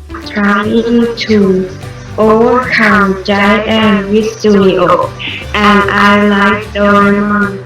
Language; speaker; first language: English; non-native, learner; Thai